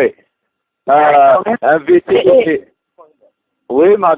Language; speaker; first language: French; non-native, learner; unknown